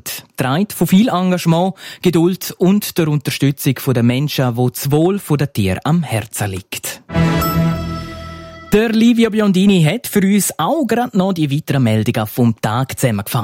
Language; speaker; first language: German; native; German